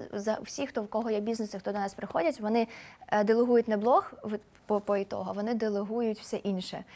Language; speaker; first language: Ukrainian; non-native, local second language; Russian